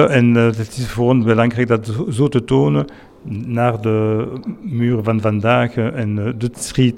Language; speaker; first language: Dutch; non-native, local second language; French